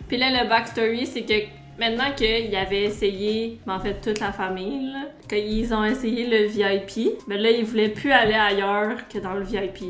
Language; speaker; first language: French; native; French